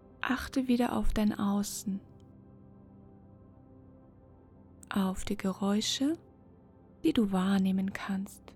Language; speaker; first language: German; native; German